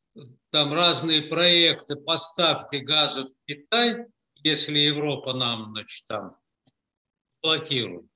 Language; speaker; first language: Russian; native; Russian